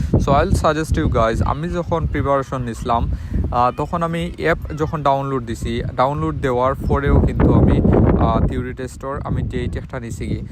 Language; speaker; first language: Bangla; non-native, local second language; Sylheti